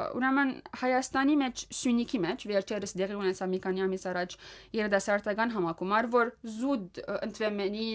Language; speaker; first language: Armenian; early bilingual, heritage; Armenian